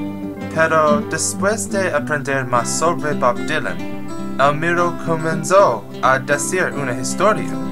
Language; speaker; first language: Spanish; non-native, learner; English